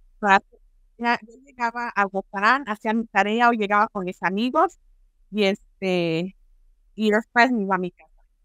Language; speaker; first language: Spanish; early bilingual, heritage; Spanish